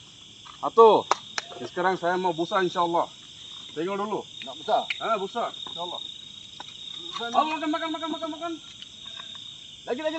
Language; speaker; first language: Indonesian; non-native, learner; Bangla